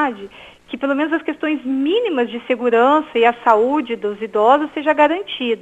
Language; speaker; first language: Portuguese; native; Portuguese